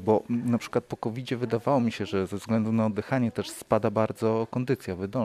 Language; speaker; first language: Polish; native; Polish